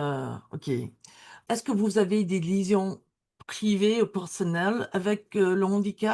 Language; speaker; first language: French; non-native, learner; English